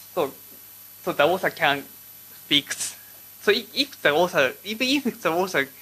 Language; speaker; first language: English; non-native, learner; Japanese